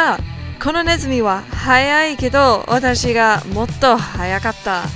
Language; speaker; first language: Japanese; non-native, learner; English